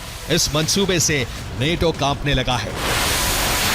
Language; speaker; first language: Hindi; native; Hindi